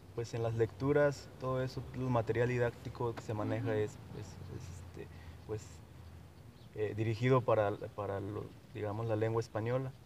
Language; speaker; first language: Spanish; non-native, local second language; Nahuatl languages